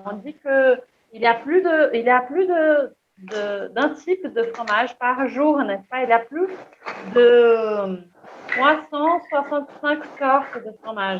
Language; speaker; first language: French; non-native, fluent; Portuguese